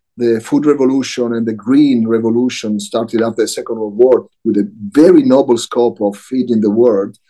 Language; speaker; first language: English; non-native, fluent; Italian